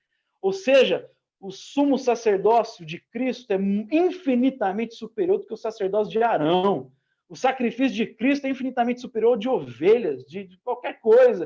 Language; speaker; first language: Portuguese; native; Portuguese